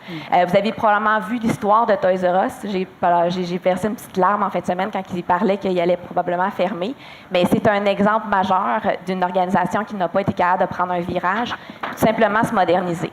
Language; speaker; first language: French; native; French